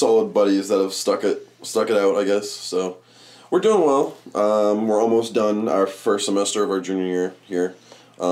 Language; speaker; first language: English; native; English